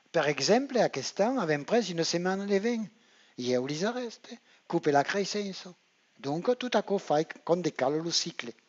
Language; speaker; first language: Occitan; native; Occitan